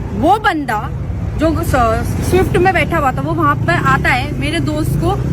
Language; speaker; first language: Hindi; native; Hindi